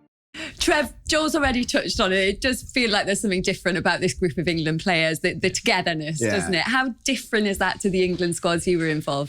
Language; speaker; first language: English; native; English